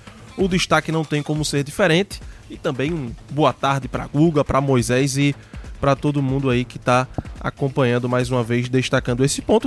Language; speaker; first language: Portuguese; native; Portuguese